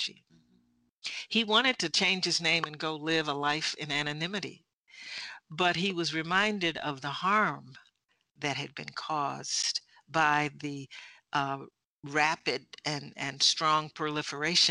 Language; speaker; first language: English; native; English